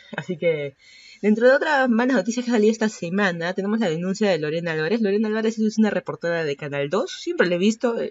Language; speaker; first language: Spanish; native; Spanish